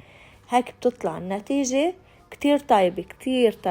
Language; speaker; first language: Arabic; native; Arabic